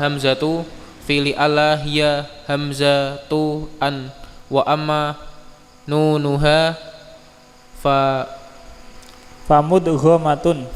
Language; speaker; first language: Arabic; non-native, learner; Indonesian